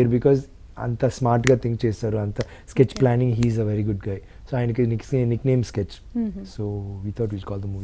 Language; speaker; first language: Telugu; non-native, local second language; Tamil